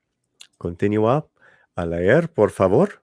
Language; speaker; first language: Spanish; early bilingual, heritage; English